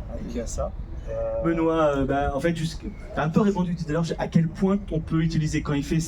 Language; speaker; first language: French; native; French